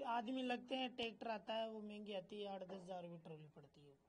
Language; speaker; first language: Hindi; native; Hindi